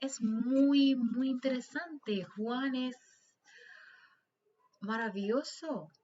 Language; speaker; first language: Spanish; non-native, learner; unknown